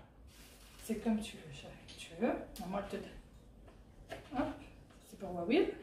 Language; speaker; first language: French; native; French